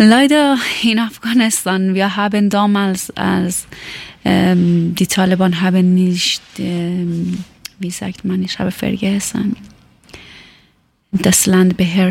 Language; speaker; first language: German; non-native, learner; Persian